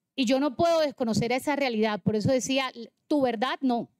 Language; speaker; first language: Spanish; native; Spanish